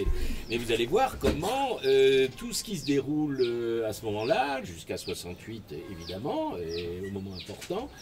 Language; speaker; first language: French; native; French